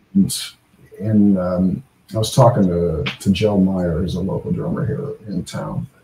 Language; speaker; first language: English; native; English